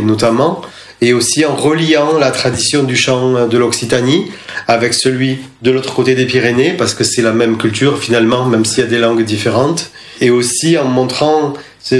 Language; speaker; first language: French; native; French